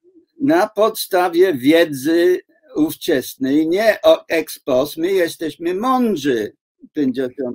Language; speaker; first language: Polish; non-native, fluent; English